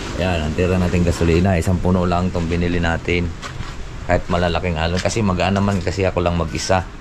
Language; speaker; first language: Filipino; native; Filipino